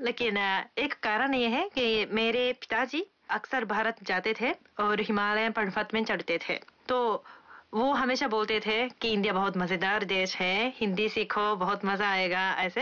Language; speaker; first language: Hindi; non-native, fluent; Japanese